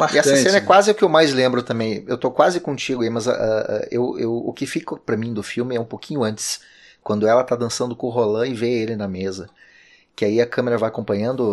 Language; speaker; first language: Portuguese; native; Portuguese